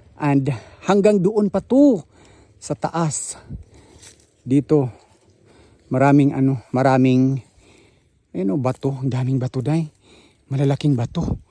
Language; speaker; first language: Filipino; native; Filipino